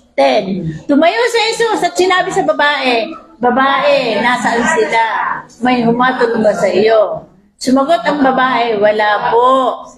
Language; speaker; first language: Filipino; native; Filipino